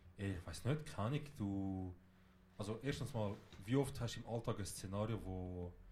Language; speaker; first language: German; early bilingual, other home language; Kurdish